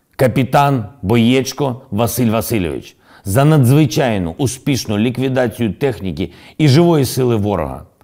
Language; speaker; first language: Ukrainian; non-native, local second language; Russian